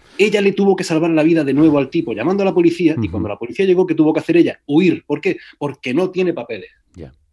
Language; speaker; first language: Spanish; native; Spanish